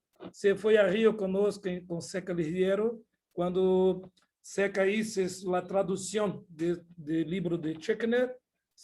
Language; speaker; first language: Spanish; non-native, learner; Portuguese